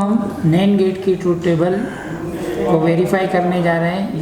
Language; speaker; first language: Hindi; native; Hindi